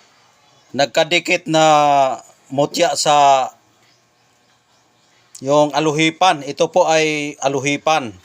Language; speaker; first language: Filipino; non-native, local second language; Cebuano